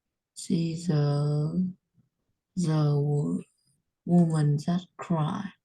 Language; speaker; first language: English; non-native, learner; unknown